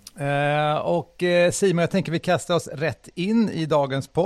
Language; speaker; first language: Swedish; native; Swedish